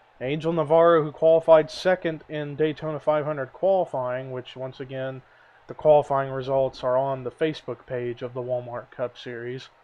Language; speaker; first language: English; native; English